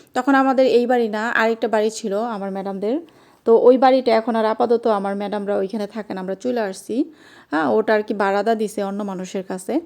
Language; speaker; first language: Bangla; native; Bangla